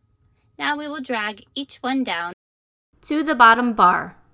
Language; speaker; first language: English; native; English